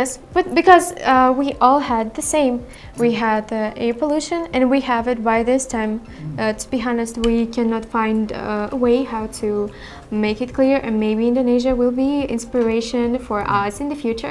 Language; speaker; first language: English; non-native, learner; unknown